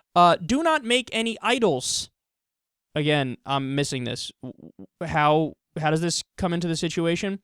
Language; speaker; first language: English; native; English